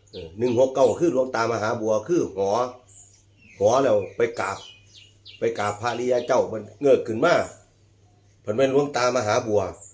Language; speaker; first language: Thai; native; Thai